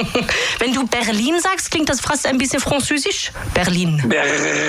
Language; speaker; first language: German; native; German